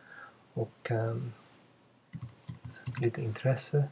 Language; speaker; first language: Swedish; non-native, fluent; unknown